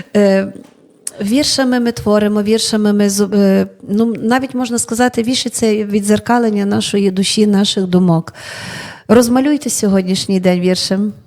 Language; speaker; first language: Ukrainian; native; Ukrainian